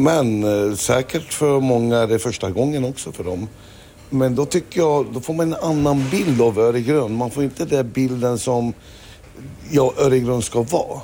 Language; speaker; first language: Swedish; non-native, fluent; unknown